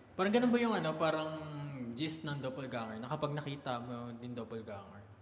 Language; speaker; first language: Filipino; native; Filipino